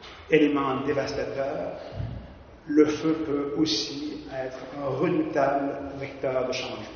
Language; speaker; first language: French; native; French